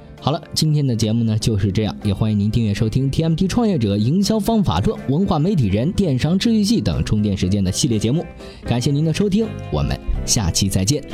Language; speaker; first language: Chinese; native; Chinese